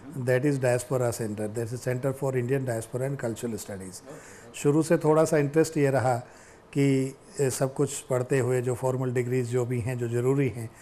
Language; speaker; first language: Hindi; native; Hindi